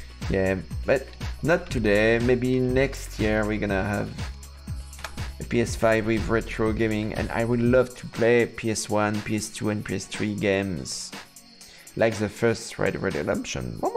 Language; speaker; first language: English; non-native, fluent; French